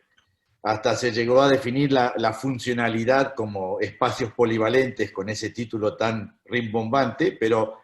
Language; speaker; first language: Spanish; native; Spanish